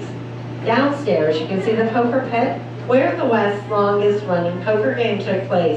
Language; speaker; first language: English; native; English